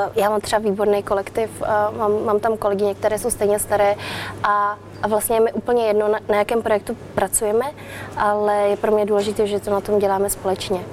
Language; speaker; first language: Czech; early bilingual, other home language; Vietnamese